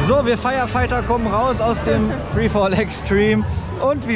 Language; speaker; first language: German; native; German